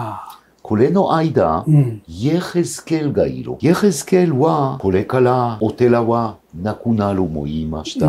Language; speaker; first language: Japanese; non-native, fluent; Hebrew